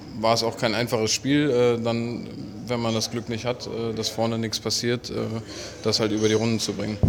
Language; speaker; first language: German; native; German